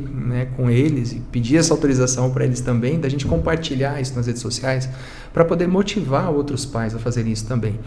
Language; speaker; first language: Portuguese; native; Portuguese